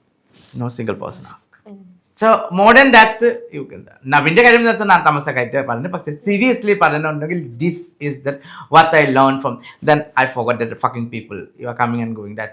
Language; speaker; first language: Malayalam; non-native, local second language; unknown